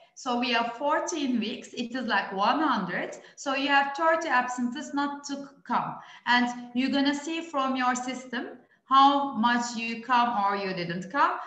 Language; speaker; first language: English; non-native, fluent; Turkish